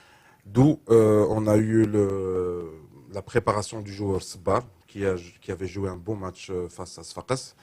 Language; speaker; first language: French; non-native, local second language; Arabic